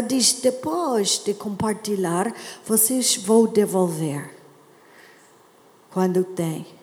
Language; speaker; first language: Portuguese; non-native, learner; English